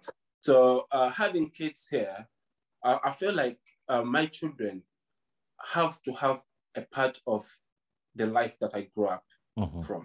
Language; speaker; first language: English; non-native, local second language; Ganda